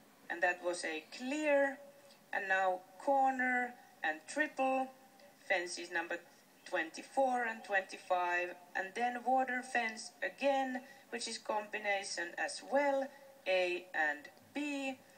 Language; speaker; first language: English; non-native, fluent; Finnish